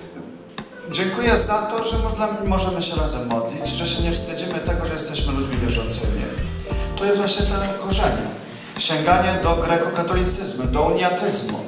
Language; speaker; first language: Polish; native; Polish